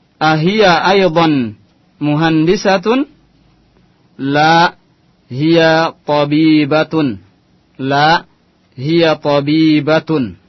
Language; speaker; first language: Arabic; non-native, fluent; Indonesian